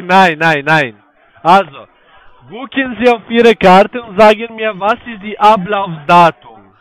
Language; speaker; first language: German; non-native, learner; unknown